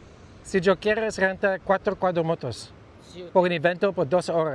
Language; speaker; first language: Spanish; non-native, learner; English